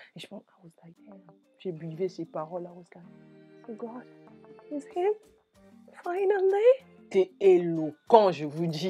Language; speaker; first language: French; native; French